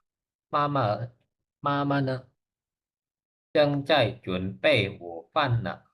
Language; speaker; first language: Chinese; non-native, learner; Indonesian